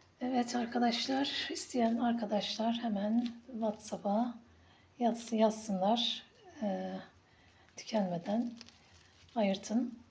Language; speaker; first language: Turkish; native; Turkish